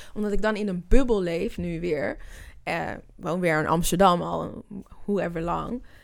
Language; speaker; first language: Dutch; native; Dutch